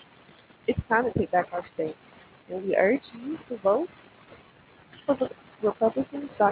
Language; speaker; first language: English; native; English